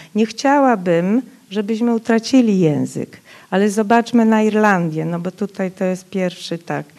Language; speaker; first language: Polish; non-native, local second language; Rusyn